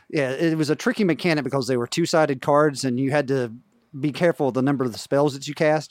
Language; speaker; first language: English; native; English